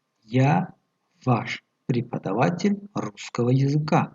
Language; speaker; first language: Russian; non-native, fluent; Tajik